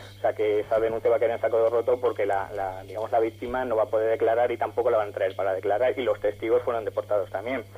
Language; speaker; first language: Spanish; native; Spanish